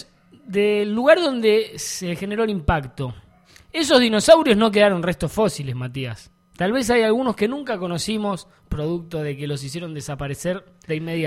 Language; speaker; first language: Spanish; native; Spanish